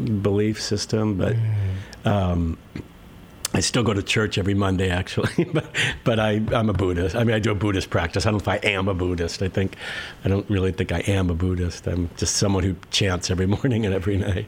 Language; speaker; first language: English; native; English